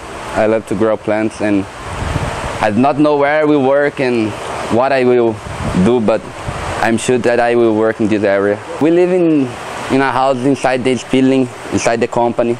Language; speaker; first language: English; non-native, learner; Portuguese